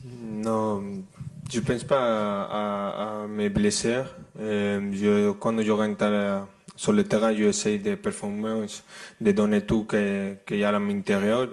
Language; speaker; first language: French; non-native, fluent; Spanish